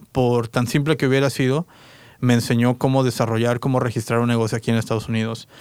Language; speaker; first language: Spanish; native; Spanish